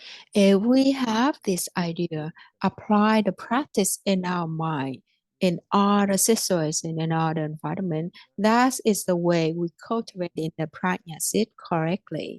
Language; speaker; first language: English; non-native, fluent; Vietnamese